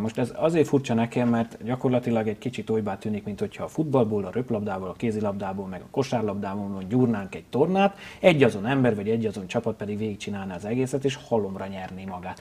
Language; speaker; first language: Hungarian; native; Hungarian